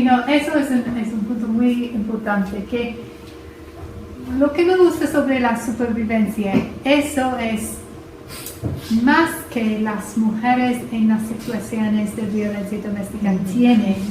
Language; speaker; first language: Spanish; non-native, fluent; English